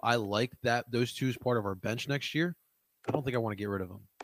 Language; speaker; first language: English; early bilingual, other home language; Spanish